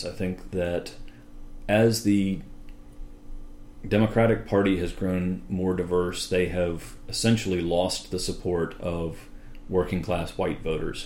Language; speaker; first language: English; native; English